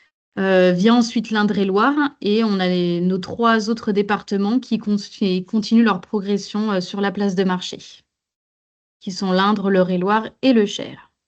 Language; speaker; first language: French; native; French